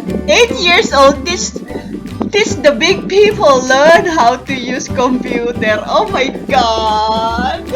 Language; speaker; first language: English; non-native, learner; Thai